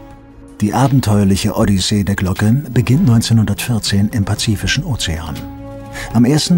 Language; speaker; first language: German; native; German